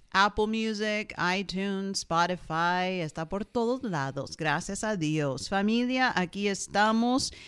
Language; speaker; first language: Spanish; early bilingual, heritage; Spanish